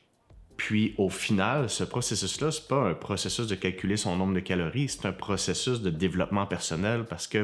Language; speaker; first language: French; native; French